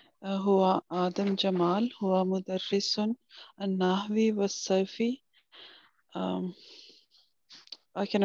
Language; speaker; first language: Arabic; non-native, learner; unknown